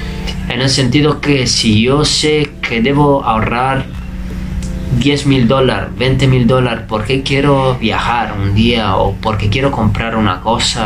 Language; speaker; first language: Spanish; non-native, fluent; Italian